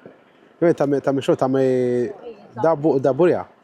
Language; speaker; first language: Chinese; non-native, learner; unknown